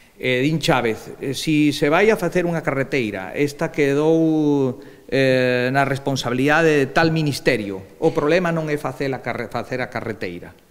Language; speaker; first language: Galician; early bilingual, heritage; Galician